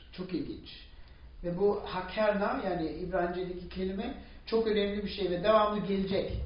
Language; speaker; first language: Turkish; non-native, fluent; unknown